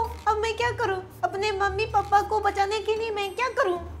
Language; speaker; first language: Hindi; non-native, fluent; Japanese